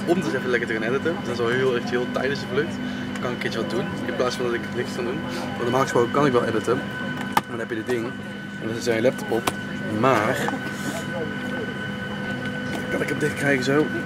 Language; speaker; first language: Dutch; native; Dutch